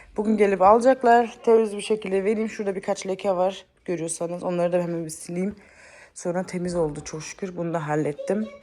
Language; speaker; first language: Turkish; early bilingual, heritage; Turkish